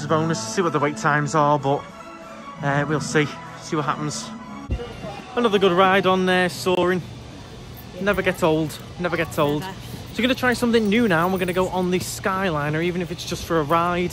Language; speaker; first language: English; native; English